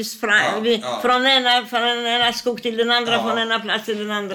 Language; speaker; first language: Swedish; non-native, fluent; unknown